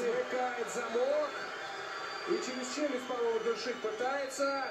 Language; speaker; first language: Russian; native; Russian